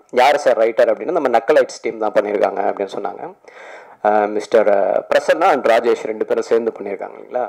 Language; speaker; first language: Tamil; native; Tamil